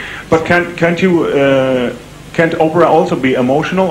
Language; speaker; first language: English; non-native, fluent; Swedish